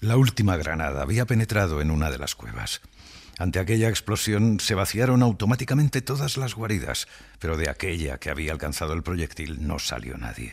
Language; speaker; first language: Spanish; native; Spanish